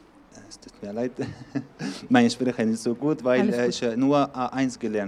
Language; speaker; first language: German; non-native, learner; Arabic